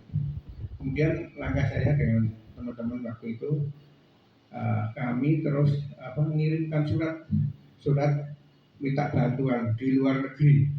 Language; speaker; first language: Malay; non-native, local second language; Javanese